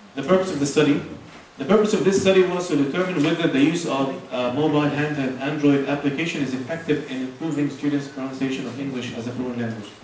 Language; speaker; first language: English; non-native, fluent; Arabic